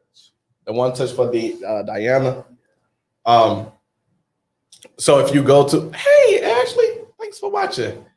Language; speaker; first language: English; native; English